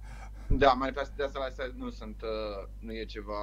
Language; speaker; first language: Romanian; early bilingual, heritage; Romanian